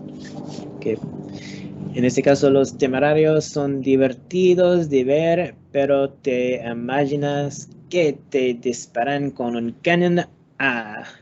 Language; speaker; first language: Spanish; non-native, learner; English